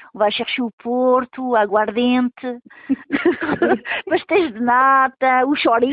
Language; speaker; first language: Portuguese; early bilingual, heritage; Portuguese